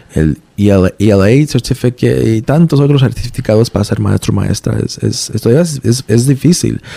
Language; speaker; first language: Spanish; early bilingual, heritage; Spanish